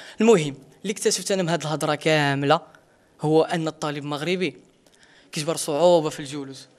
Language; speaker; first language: Arabic; non-native, local second language; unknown